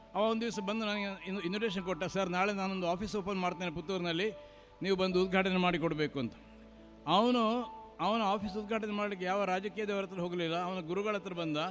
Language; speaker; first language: Kannada; non-native, local second language; Marathi